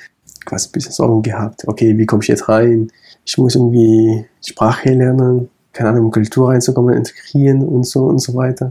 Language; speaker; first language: German; non-native, fluent; Kurdish